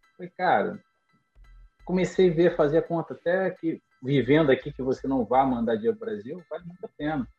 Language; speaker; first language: Portuguese; native; Portuguese